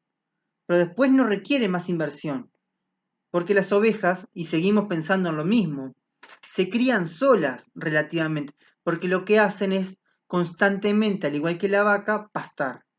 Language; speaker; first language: Spanish; native; Spanish